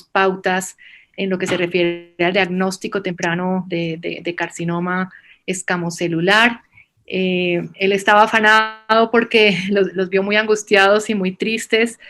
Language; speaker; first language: Spanish; native; Spanish